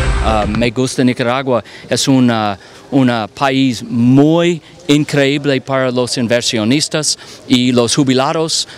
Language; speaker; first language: Spanish; non-native, learner; English